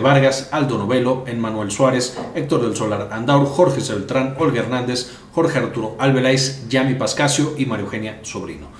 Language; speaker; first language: Spanish; native; Spanish